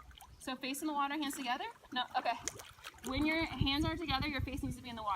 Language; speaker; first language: English; native; English